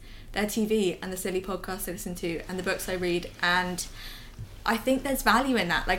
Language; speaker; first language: English; native; English